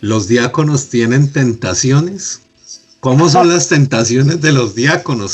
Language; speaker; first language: Spanish; native; Spanish